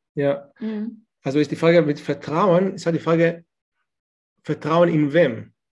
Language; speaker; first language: German; non-native, fluent; Hebrew